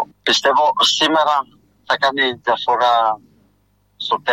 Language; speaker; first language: Greek; non-native, fluent; French